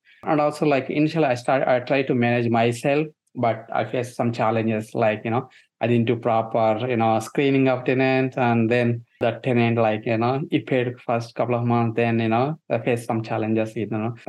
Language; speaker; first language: English; non-native, local second language; Telugu